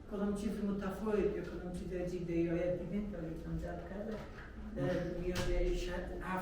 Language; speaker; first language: Persian; native; Persian